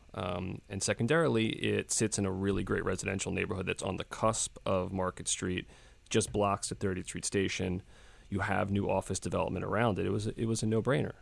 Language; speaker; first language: English; native; English